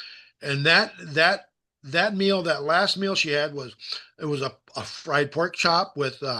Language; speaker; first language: English; native; English